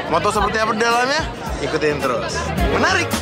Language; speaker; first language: Indonesian; native; Indonesian